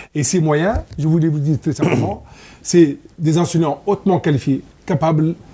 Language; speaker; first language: French; non-native, local second language; Arabic